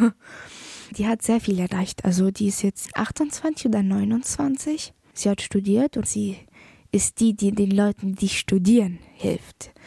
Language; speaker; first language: German; early bilingual, other home language; Polish